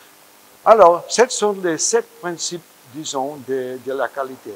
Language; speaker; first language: French; non-native, fluent; Spanish